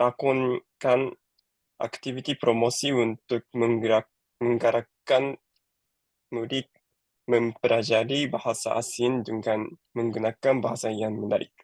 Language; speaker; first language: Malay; non-native, learner; Japanese